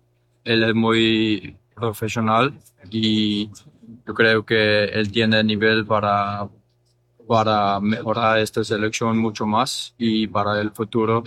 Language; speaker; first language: Spanish; early bilingual, heritage; English